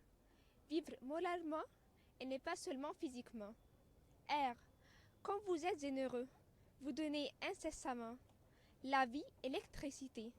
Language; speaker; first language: French; non-native, learner; Arabic